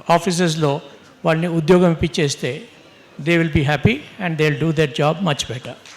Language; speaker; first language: Telugu; non-native, local second language; Hindi